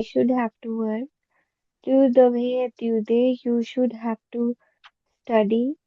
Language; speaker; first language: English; non-native, local second language; Punjabi